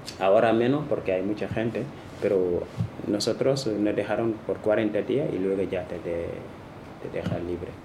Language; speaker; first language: Spanish; non-native, fluent; Wolof